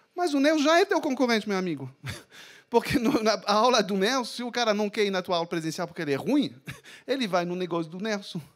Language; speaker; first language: Portuguese; non-native, fluent; French